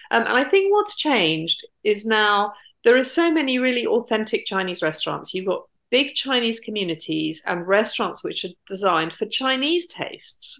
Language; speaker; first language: English; native; English